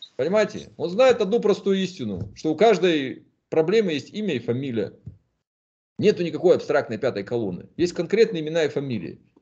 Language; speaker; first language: Russian; native; Russian